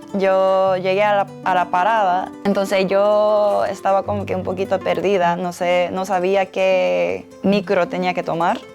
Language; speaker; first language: Spanish; non-native, fluent; Japanese